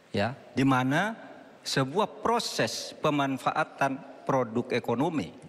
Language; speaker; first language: Indonesian; native; Indonesian